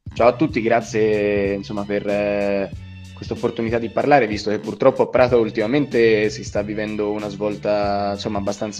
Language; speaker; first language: Italian; native; Italian